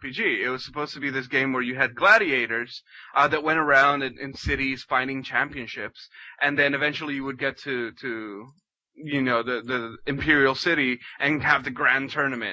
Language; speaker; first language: English; non-native, fluent; Spanish